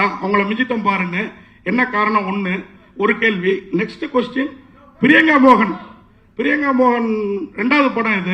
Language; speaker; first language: Tamil; native; Tamil